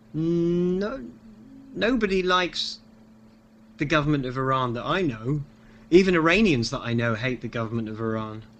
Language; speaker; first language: English; native; English